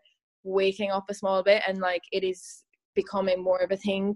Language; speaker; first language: English; native; English